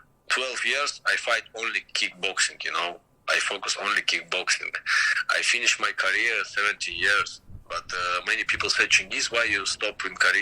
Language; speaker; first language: English; non-native, learner; Russian